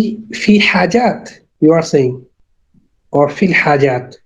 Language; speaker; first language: English; non-native, local second language; Urdu